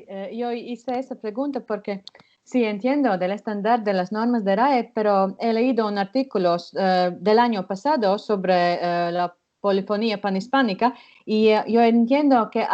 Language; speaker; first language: Spanish; non-native, fluent; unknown